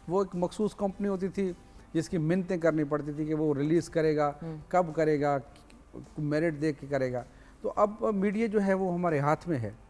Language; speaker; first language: Urdu; non-native, local second language; Saraiki